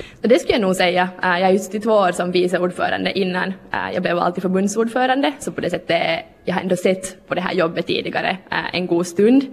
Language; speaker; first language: Swedish; native; Swedish